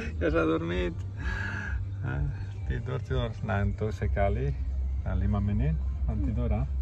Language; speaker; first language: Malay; non-native, fluent; Catalan